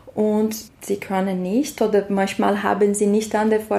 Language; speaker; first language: German; non-native, fluent; Portuguese